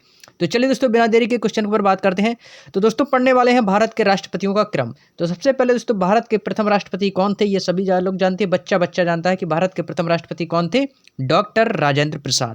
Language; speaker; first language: Hindi; native; Hindi